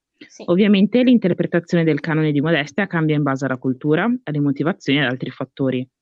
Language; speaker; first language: Italian; early bilingual, other home language; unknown